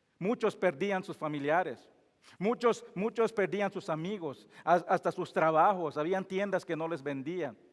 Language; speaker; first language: Spanish; non-native, fluent; English